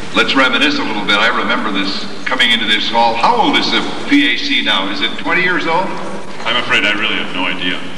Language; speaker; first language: English; native; English